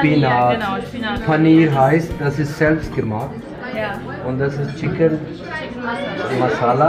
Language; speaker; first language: German; non-native, learner; Urdu